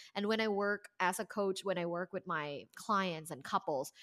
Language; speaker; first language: English; non-native, fluent; Thai